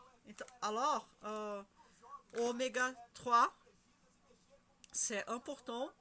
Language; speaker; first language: French; non-native, learner; Spanish